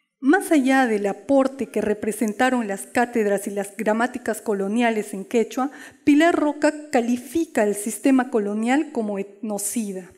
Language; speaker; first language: Spanish; non-native, local second language; Quechua